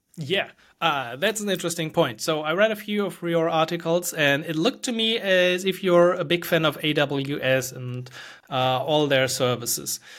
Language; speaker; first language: English; non-native, fluent; German